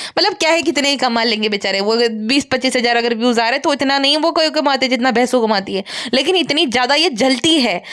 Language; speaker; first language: Hindi; non-native, local second language; Gujarati